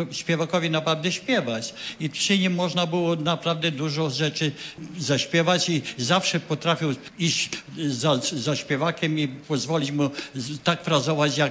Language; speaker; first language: Polish; native; Polish